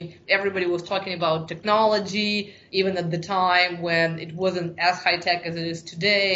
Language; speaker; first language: English; non-native, fluent; Ukrainian